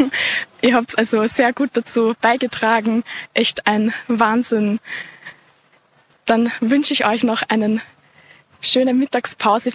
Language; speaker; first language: German; native; German